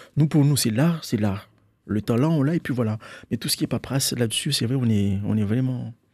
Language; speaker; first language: French; non-native, local second language; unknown